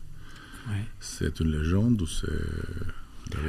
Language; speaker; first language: French; non-native, fluent; Albanian